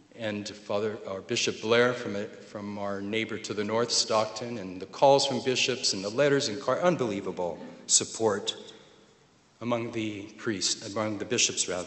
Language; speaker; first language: English; native; English